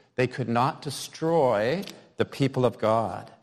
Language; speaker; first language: English; native; English